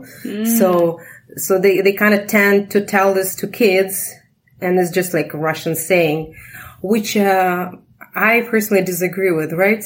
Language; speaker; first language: English; non-native, fluent; Russian